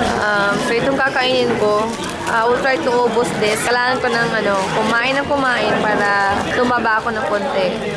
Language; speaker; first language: Filipino; non-native, local second language; Cebuano